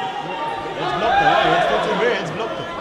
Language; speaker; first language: German; native; German